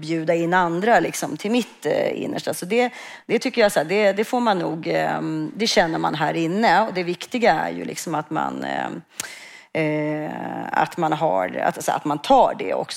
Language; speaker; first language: Swedish; native; Swedish